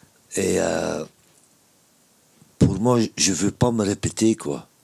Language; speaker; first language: French; non-native, local second language; Dutch